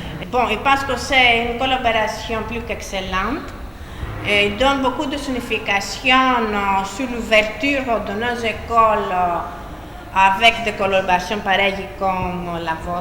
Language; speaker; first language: French; non-native, fluent; Greek